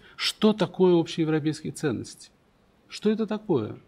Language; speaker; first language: Russian; native; Russian